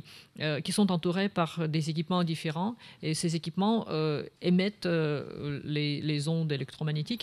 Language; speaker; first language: French; non-native, fluent; Russian